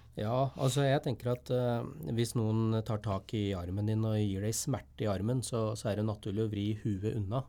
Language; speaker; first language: Norwegian; native; Norwegian